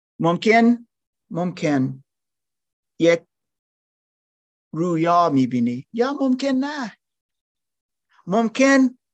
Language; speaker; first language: Persian; non-native, learner; German